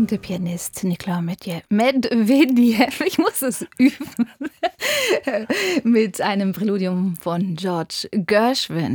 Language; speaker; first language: German; native; German